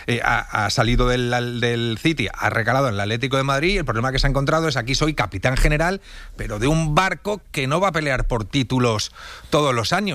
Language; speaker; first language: Spanish; native; Spanish